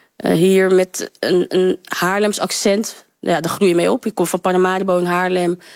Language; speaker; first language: Dutch; early bilingual, other home language; Sranan Tongo